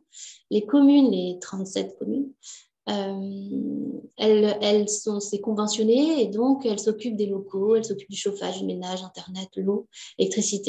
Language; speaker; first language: French; native; French